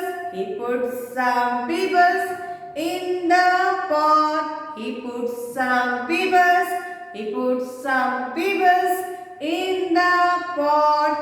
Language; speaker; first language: English; non-native, local second language; Hindi